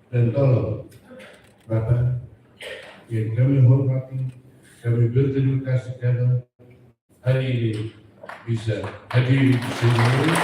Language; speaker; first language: Indonesian; non-native, fluent; German